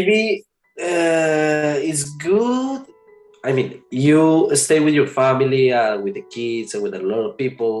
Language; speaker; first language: English; non-native, learner; Spanish